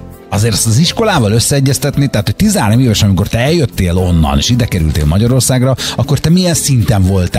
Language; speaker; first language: Hungarian; native; Hungarian